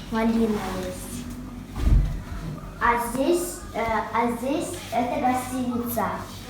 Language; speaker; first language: Russian; non-native, local second language; Kazakh